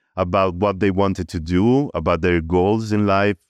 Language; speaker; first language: English; early bilingual, other home language; Italian